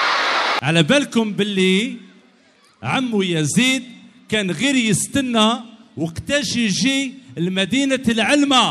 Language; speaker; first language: Arabic; native; Arabic